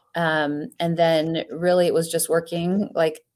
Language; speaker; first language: English; native; English